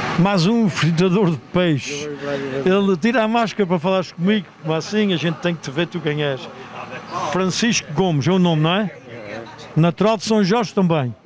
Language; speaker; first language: Portuguese; native; Portuguese